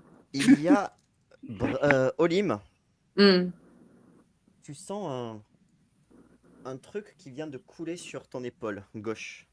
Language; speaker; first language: French; native; French